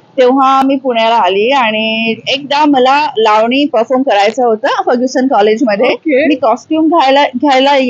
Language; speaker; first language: Marathi; early bilingual, heritage; Marathi